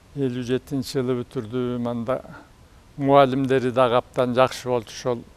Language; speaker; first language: Kyrgyz; native; Kyrgyz